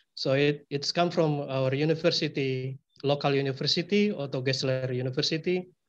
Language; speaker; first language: English; non-native, fluent; Indonesian